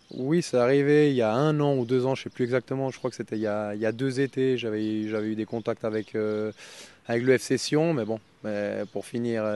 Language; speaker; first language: French; native; French